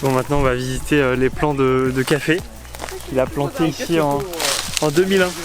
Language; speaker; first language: French; native; French